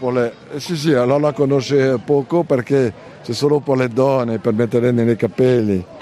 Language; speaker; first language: Italian; non-native, learner; French